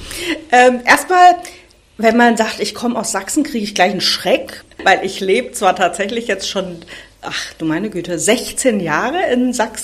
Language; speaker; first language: German; native; German